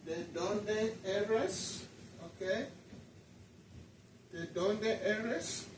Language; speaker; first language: Spanish; non-native, learner; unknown